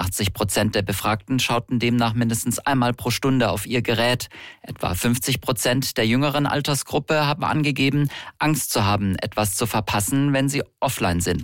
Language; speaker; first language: German; native; German